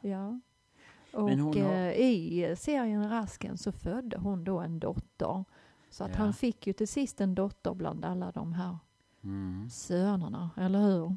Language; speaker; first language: Swedish; native; Swedish